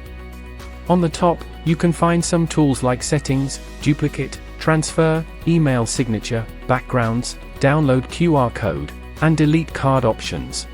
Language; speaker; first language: English; non-native, local second language; Hindi